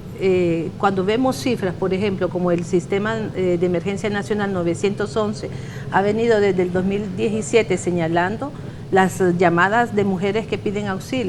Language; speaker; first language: Spanish; native; Spanish